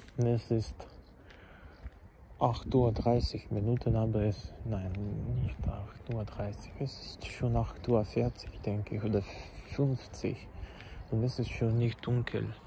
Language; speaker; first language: German; non-native, learner; Czech